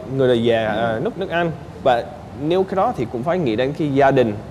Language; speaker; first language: Vietnamese; non-native, fluent; English